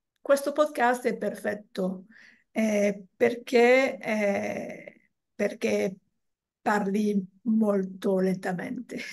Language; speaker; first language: Italian; non-native, learner; French